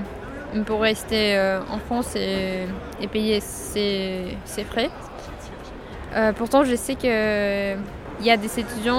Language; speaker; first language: French; non-native, fluent; Spanish